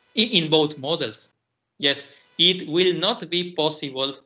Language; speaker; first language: English; non-native, fluent; Spanish